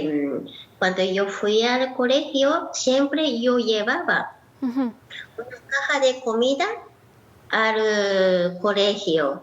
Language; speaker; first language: Spanish; non-native, learner; Japanese